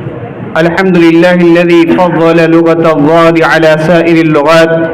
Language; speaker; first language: Arabic; non-native, fluent; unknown